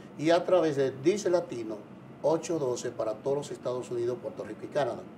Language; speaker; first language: Spanish; native; Spanish